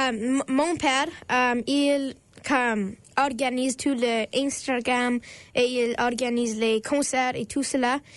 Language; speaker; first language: French; non-native, learner; English